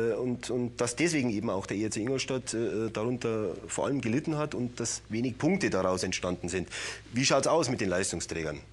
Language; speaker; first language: German; native; German